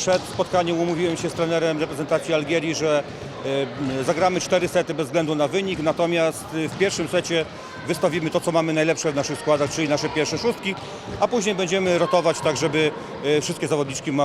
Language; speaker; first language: Polish; native; Polish